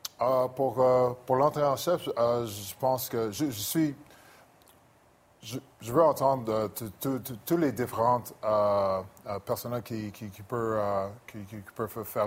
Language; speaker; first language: French; non-native, local second language; English